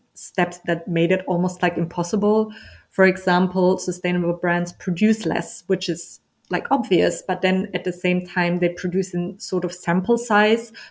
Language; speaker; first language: English; non-native, fluent; German